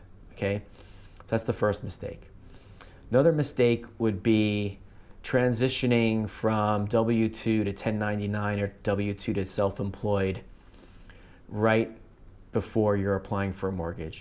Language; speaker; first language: English; native; English